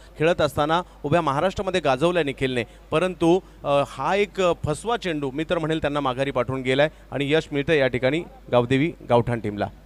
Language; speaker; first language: Marathi; native; Marathi